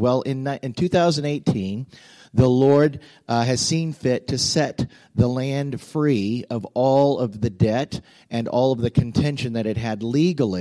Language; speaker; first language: English; native; English